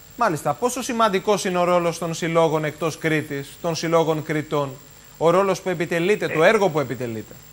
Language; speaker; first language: Greek; native; Greek